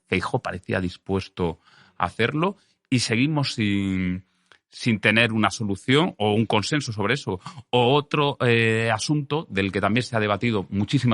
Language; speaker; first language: Spanish; native; Spanish